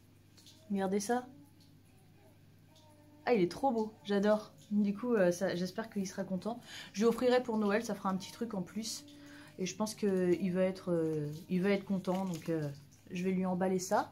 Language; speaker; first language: French; native; French